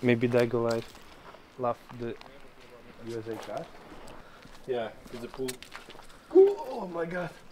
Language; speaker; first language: English; non-native, learner; Polish